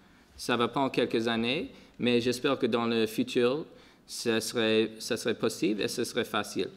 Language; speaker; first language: French; non-native, local second language; English